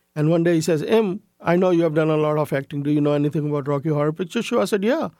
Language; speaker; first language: English; non-native, local second language; Urdu